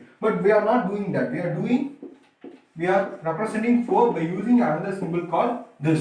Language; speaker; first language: English; non-native, local second language; Tamil